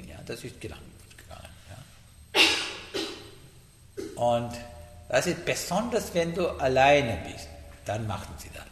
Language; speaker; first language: German; non-native, learner; Sinhala